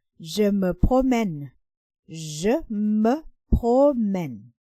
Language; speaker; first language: French; non-native, fluent; Thai